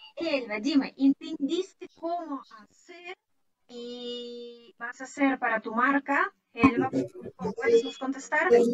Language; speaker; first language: Spanish; non-native, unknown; Russian